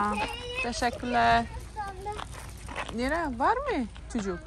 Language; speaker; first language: Turkish; non-native, learner; Tajik